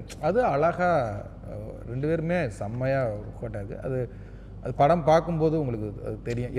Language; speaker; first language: Tamil; native; Tamil